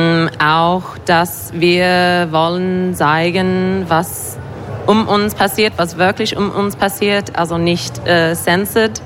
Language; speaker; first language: German; non-native, fluent; English